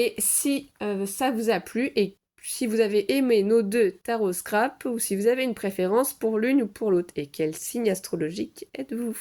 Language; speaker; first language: French; native; French